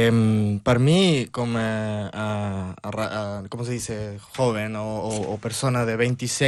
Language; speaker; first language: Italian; non-native, learner; Spanish